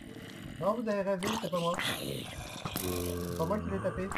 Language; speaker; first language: French; native; French